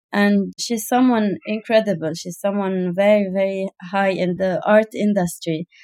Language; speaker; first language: English; non-native, fluent; Arabic